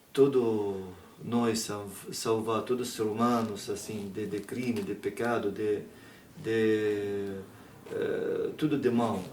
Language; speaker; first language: Portuguese; non-native, learner; Arabic